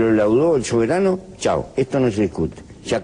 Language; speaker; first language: Spanish; native; Spanish